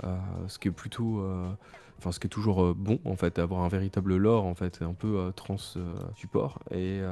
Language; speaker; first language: French; native; French